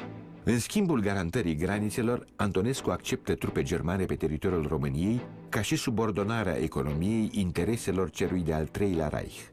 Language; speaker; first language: Romanian; native; Romanian